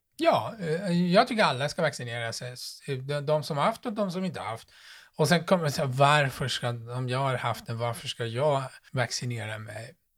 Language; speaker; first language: Swedish; non-native, fluent; Persian